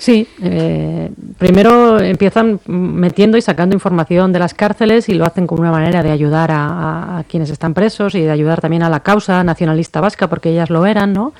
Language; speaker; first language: Spanish; native; Spanish